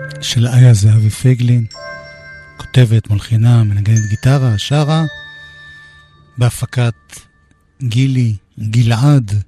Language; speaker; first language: Hebrew; native; Hebrew